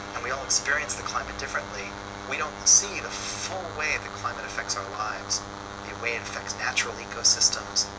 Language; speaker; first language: English; native; English